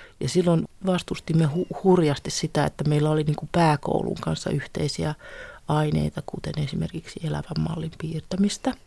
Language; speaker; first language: Finnish; native; Finnish